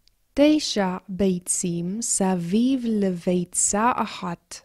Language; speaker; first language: Hebrew; non-native, fluent; English